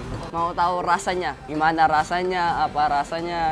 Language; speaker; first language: Indonesian; non-native, learner; Filipino